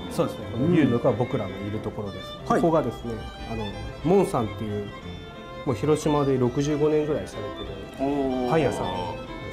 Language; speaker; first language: Japanese; native; Japanese